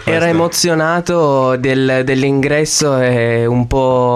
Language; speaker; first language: Italian; native; Italian